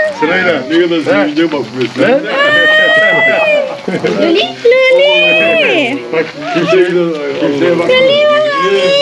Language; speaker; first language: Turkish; non-native, learner; Thai